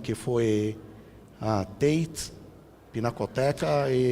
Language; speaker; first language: Spanish; non-native, fluent; Portuguese